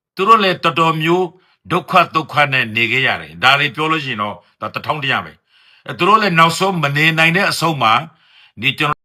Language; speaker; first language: Burmese; non-native, local second language; Rohingya